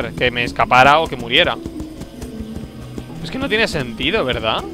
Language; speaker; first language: Spanish; native; Spanish